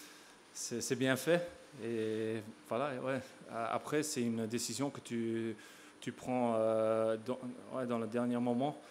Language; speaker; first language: French; non-native, local second language; Dutch